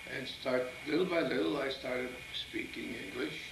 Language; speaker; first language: English; early bilingual, other home language; Italian